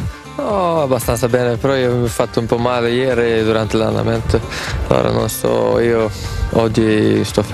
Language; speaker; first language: Italian; non-native, fluent; Swedish